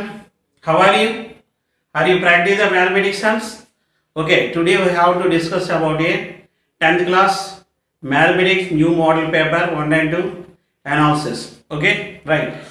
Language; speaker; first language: English; non-native, local second language; Telugu